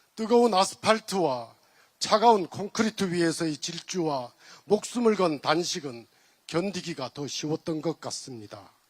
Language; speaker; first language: Korean; native; Korean